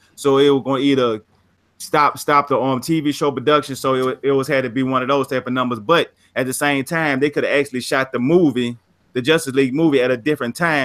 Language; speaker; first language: English; native; English